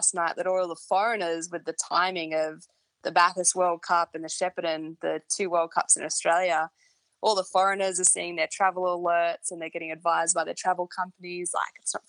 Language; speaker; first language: English; native; English